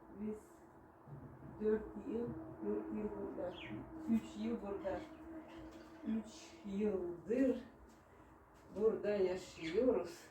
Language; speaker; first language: Turkish; non-native, learner; Russian